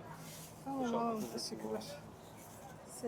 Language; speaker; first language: Turkish; non-native, fluent; Russian